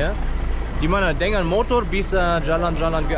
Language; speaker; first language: Indonesian; non-native, learner; German